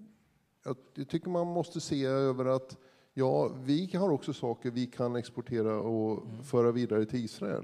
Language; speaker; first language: Swedish; native; Swedish